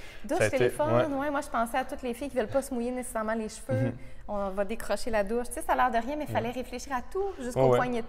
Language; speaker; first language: French; native; French